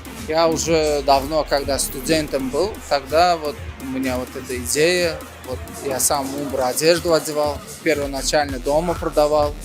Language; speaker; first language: Russian; non-native, local second language; Turkmen